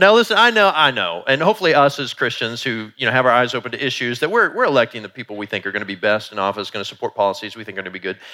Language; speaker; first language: English; native; English